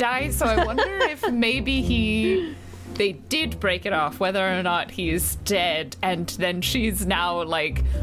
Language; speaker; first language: English; native; English